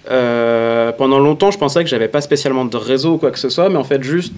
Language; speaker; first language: French; native; French